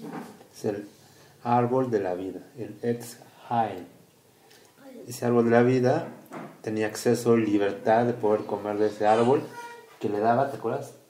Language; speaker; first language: Spanish; native; Spanish